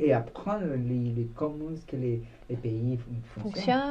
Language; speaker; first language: French; non-native, learner; Spanish